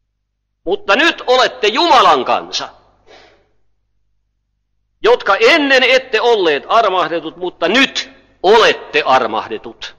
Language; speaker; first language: Finnish; native; Finnish